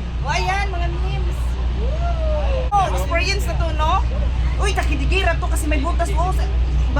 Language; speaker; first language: Filipino; non-native, local second language; Cebuano